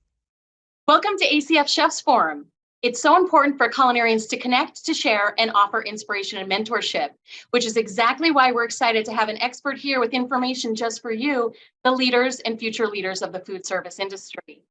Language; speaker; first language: English; native; English